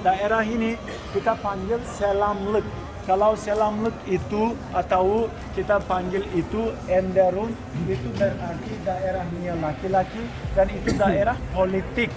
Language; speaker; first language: Indonesian; non-native, fluent; Turkish